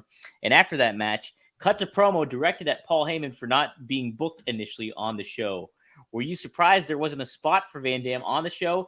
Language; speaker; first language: English; native; English